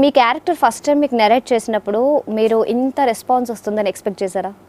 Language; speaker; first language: Telugu; native; Telugu